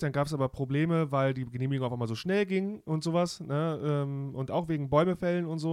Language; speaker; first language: German; native; German